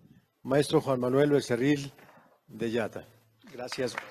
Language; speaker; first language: Spanish; native; Spanish